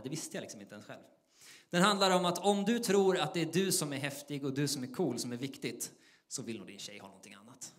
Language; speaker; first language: Swedish; native; Swedish